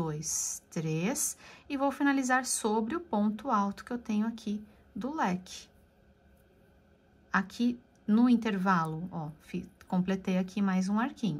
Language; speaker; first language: Portuguese; native; Portuguese